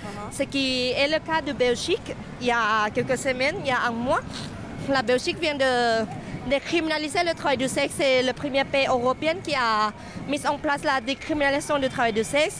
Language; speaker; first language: French; non-native, fluent; Thai